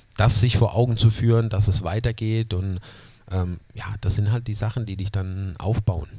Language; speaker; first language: German; native; German